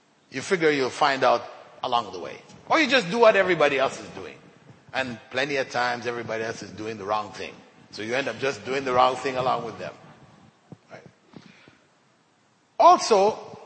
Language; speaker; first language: English; native; English